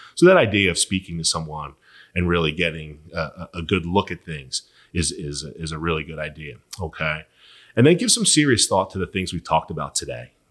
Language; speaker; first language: English; native; English